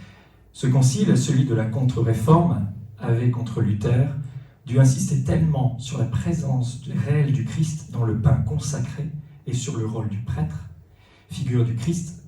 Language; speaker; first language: French; native; French